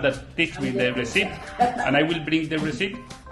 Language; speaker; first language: English; non-native, learner; Spanish